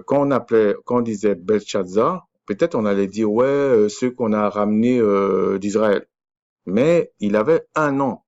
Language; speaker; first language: French; native; French